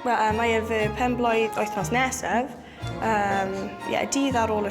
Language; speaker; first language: Welsh; non-native, local second language; English